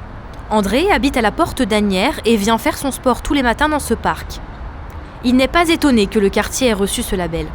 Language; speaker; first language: French; native; French